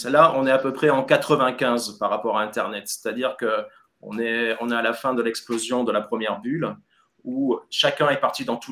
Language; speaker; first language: French; native; French